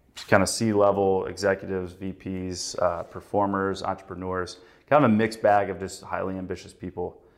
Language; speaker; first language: English; native; English